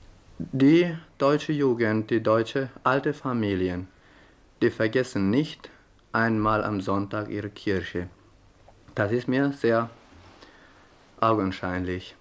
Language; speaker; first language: German; non-native, fluent; Persian